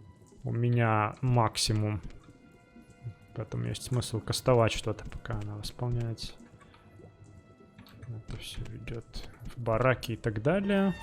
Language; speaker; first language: Russian; native; Russian